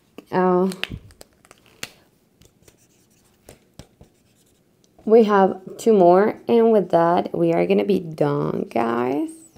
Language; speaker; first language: English; non-native, fluent; Spanish